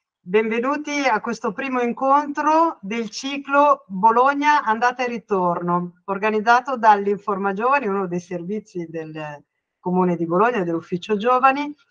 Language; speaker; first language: Italian; native; Italian